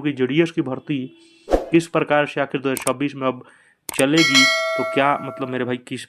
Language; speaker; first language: Hindi; native; Hindi